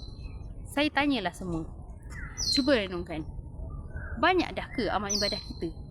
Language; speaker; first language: Malay; native; Malay